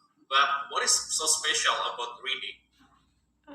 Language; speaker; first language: English; non-native, fluent; Indonesian